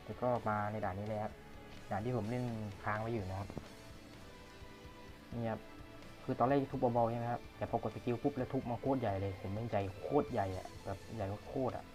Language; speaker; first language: Thai; native; Thai